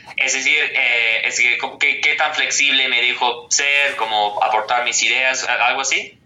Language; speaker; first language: Spanish; non-native, fluent; English